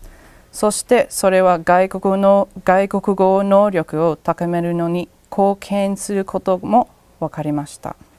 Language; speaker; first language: Japanese; non-native, learner; English